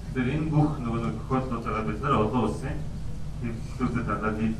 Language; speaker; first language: Mongolian; native; Mongolian